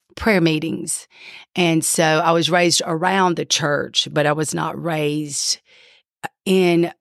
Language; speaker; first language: English; native; English